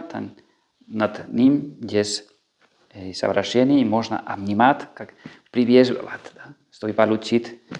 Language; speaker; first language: Russian; non-native, fluent; Spanish